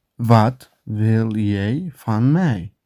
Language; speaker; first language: Dutch; non-native, learner; Turkish